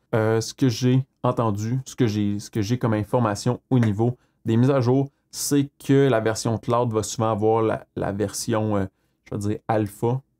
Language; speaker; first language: French; native; French